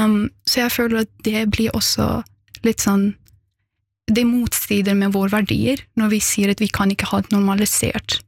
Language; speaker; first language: Norwegian; early bilingual, other home language; Persian